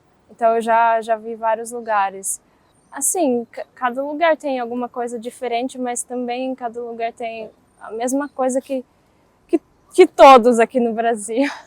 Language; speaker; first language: Portuguese; non-native, fluent; Russian